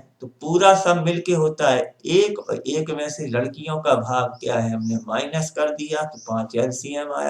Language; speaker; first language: Hindi; native; Hindi